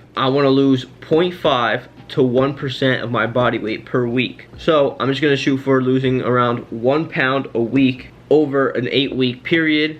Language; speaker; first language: English; native; English